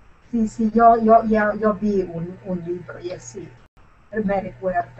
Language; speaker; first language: Spanish; non-native, learner; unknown